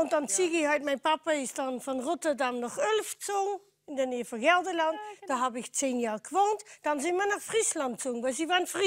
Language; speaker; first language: German; non-native, fluent; Dutch